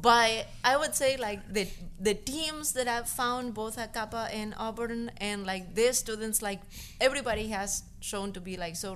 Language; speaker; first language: English; non-native, fluent; Spanish